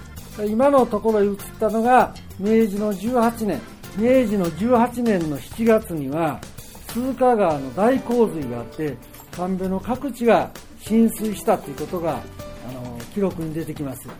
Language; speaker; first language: Japanese; native; Japanese